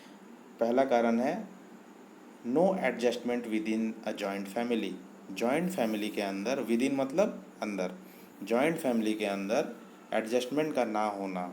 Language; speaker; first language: Hindi; native; Hindi